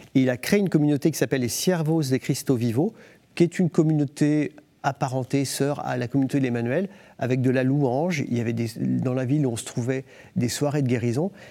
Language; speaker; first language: French; native; French